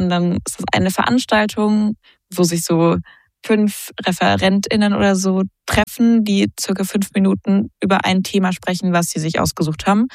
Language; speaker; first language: German; native; German